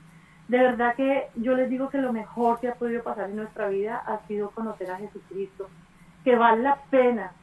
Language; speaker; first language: Spanish; native; Spanish